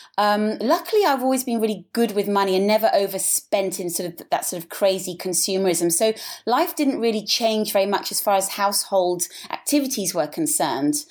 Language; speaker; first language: English; native; English